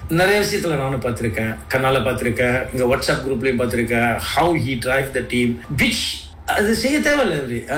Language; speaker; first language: Tamil; native; Tamil